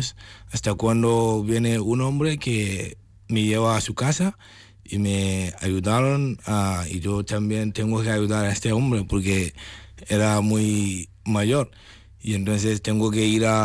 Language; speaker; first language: Spanish; non-native, learner; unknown